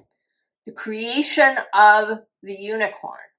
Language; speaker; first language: English; native; English